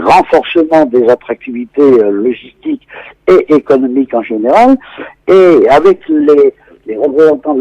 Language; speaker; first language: French; native; French